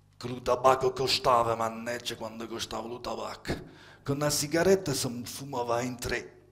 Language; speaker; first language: Italian; early bilingual, other home language; French